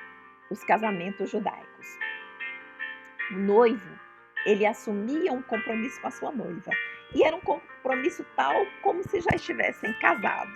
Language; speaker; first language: Portuguese; native; Portuguese